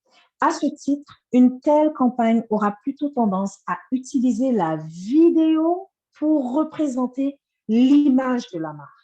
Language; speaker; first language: French; native; French